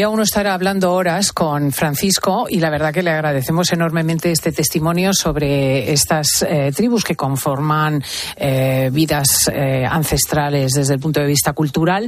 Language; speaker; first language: Spanish; native; Spanish